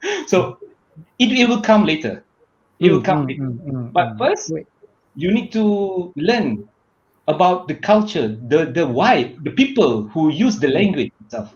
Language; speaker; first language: English; non-native, learner; Malay